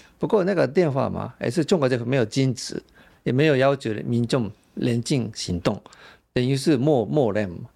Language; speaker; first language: Chinese; non-native, fluent; Japanese